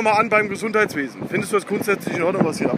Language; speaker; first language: German; native; German